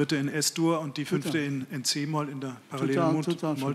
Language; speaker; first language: German; native; German